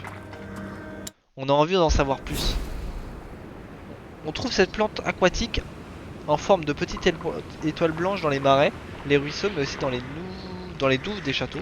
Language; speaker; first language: French; native; French